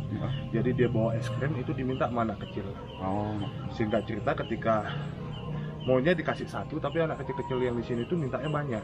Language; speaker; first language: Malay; non-native, local second language; Balinese